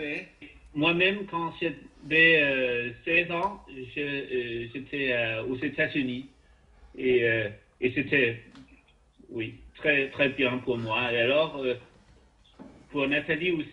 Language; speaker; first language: French; non-native, fluent; Danish